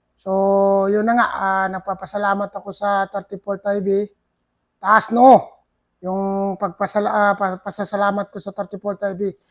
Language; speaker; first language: Filipino; native; Filipino